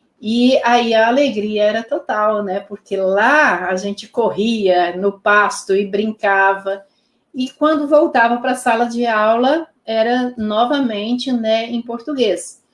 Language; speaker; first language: Portuguese; non-native, local second language; Low German